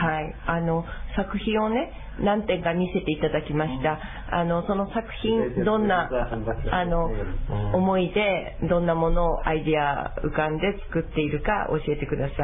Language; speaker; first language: Japanese; native; Japanese